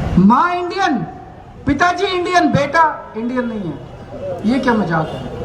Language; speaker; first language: Hindi; native; Hindi